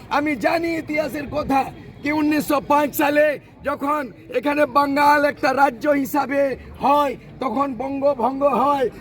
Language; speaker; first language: Bangla; non-native, local second language; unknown